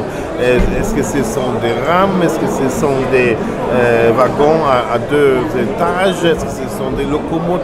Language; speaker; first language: French; non-native, learner; German